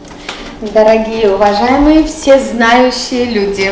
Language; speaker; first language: Russian; non-native, local second language; Armenian